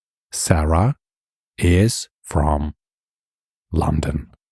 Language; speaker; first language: English; non-native, fluent; Ukrainian